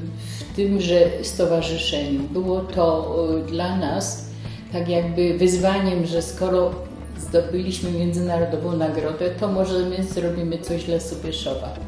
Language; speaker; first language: Polish; native; Polish